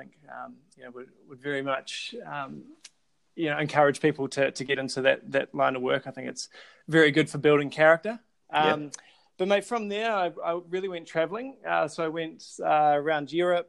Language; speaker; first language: English; native; English